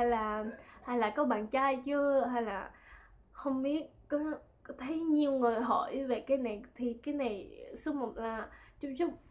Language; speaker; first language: Vietnamese; non-native, learner; French